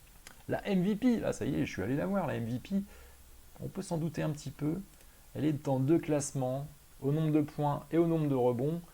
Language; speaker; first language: French; native; French